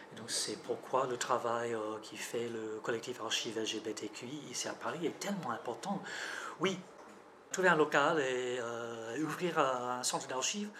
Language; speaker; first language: French; non-native, fluent; English